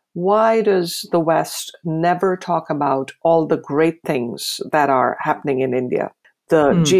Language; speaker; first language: English; non-native, local second language; Gujarati